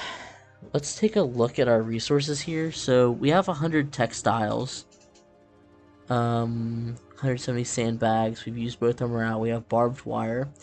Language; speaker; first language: English; native; English